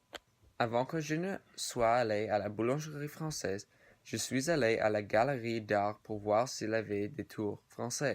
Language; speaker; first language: French; non-native, learner; English